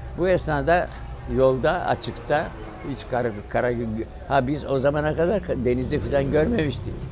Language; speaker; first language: Turkish; early bilingual, other home language; Greek